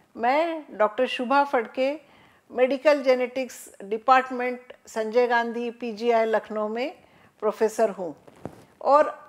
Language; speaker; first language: Hindi; non-native, local second language; Marathi